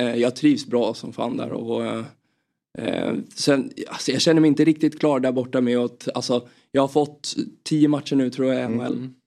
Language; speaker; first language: Swedish; native; Swedish